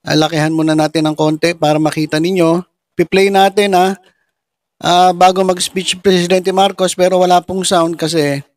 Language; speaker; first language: Filipino; native; Filipino